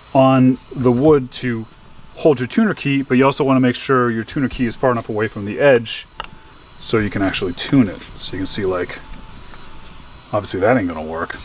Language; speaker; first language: English; native; English